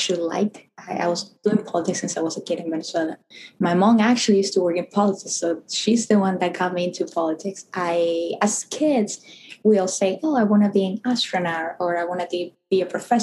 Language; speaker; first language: English; non-native, fluent; Spanish